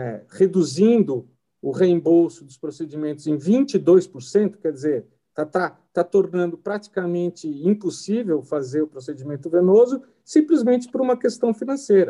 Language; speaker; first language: Portuguese; native; Portuguese